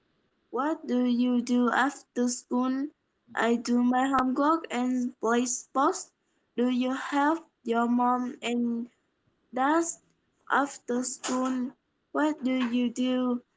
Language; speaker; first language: English; non-native, learner; Polish